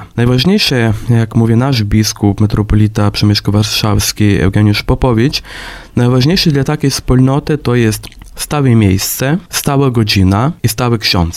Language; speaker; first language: Polish; non-native, fluent; Ukrainian